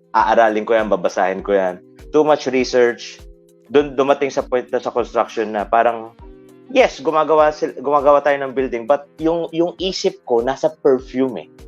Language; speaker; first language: Filipino; native; Filipino